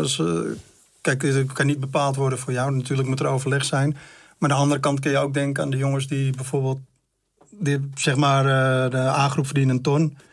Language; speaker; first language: Dutch; native; Dutch